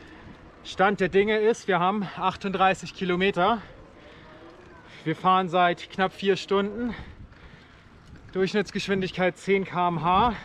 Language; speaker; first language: German; native; German